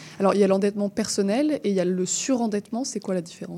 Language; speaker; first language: French; native; French